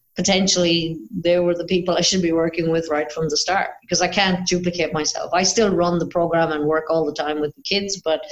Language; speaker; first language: English; native; English